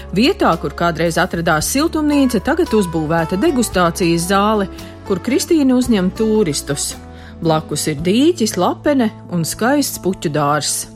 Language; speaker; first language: Latvian; native; Latvian